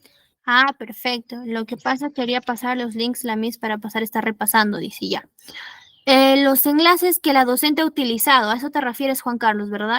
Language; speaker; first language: Spanish; native; Spanish